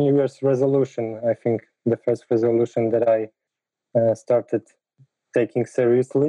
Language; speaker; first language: English; non-native, fluent; Polish